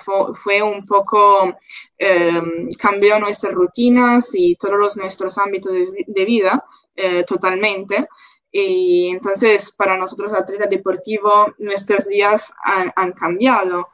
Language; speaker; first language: Spanish; non-native, local second language; Italian